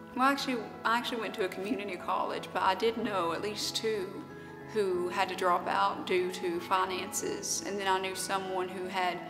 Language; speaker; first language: English; native; English